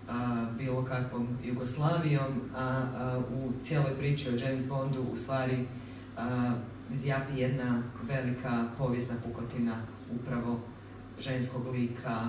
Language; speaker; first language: Croatian; native; Croatian